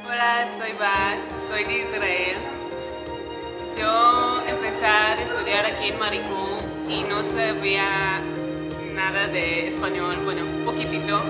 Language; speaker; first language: Spanish; non-native, learner; Hebrew